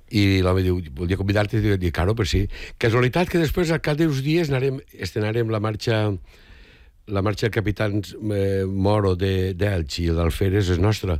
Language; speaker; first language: Catalan; native; Catalan